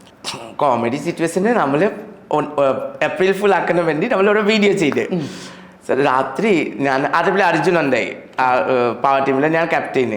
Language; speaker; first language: Malayalam; non-native, learner; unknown